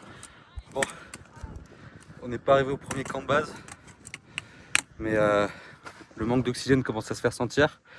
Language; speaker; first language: French; native; French